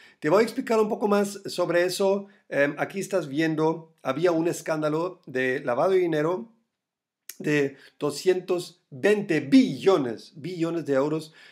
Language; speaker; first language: Spanish; non-native, fluent; German